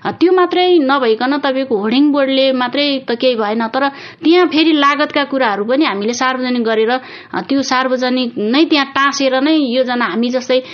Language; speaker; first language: Nepali; native; Nepali